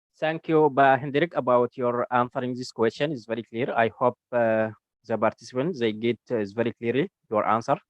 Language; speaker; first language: English; non-native, learner; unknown